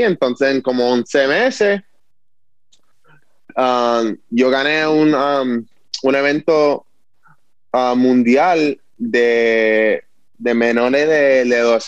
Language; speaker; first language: Spanish; early bilingual, heritage; Spanish